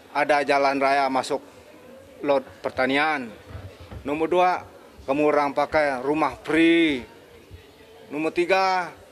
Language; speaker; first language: Malay; non-native, local second language; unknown